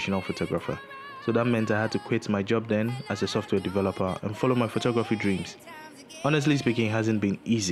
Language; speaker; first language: English; non-native, local second language; Akan